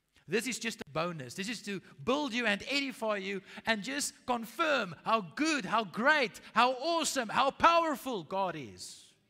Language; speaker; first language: English; non-native, local second language; Afrikaans